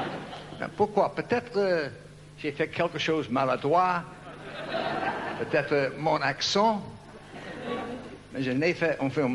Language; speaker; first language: French; non-native, learner; English